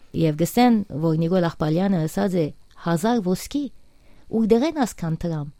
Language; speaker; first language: Armenian; early bilingual, heritage; Armenian